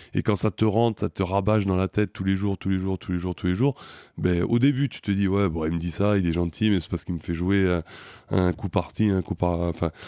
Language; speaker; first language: French; native; French